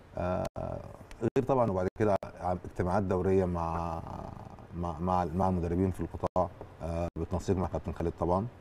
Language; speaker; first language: Egyptian Arabic; native; Egyptian Arabic